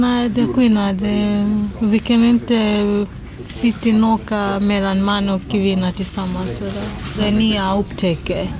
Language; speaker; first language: Swedish; non-native, learner; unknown